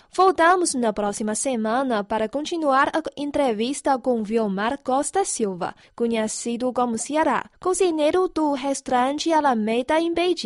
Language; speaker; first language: Portuguese; non-native, fluent; Chinese